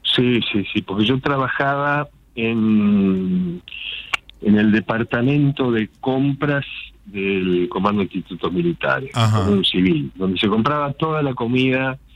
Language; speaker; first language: Spanish; native; Spanish